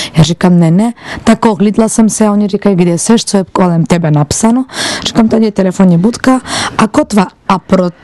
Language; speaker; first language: Czech; non-native, fluent; Turkish